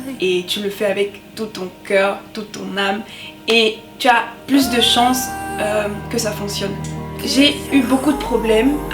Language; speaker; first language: French; native; French